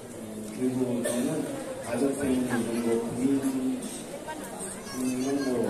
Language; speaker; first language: Korean; non-native, learner; Indonesian